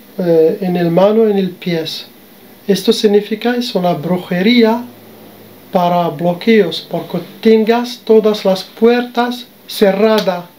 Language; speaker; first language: Spanish; non-native, learner; Arabic